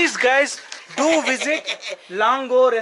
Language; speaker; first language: English; non-native, local second language; Telugu